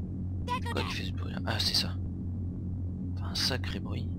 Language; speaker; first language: French; native; French